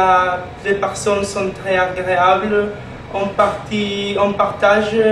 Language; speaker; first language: French; non-native, learner; Spanish